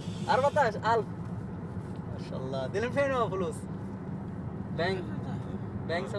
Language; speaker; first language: Arabic; non-native, learner; Bangla